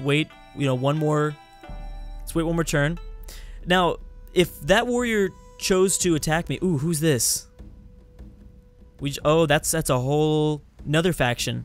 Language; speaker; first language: English; native; English